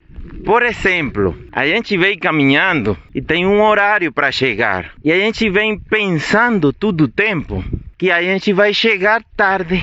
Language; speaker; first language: Portuguese; non-native, fluent; Spanish